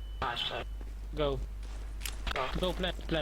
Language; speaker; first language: English; non-native, learner; Polish